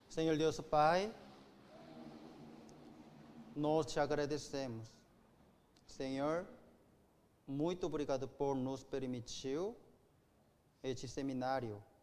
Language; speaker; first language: Portuguese; non-native, learner; Korean